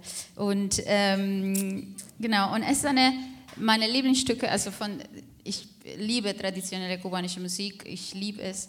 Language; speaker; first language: German; non-native, fluent; Spanish